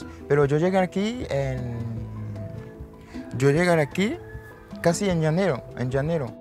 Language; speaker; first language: Spanish; non-native, learner; Haitian Creole